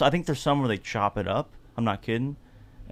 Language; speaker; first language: English; native; English